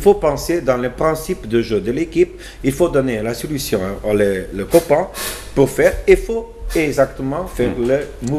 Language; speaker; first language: French; non-native, learner; Portuguese